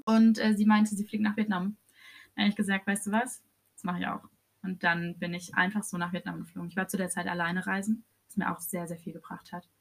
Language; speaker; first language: German; early bilingual, other home language; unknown